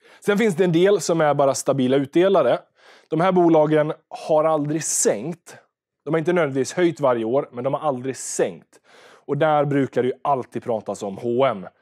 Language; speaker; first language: Swedish; native; Swedish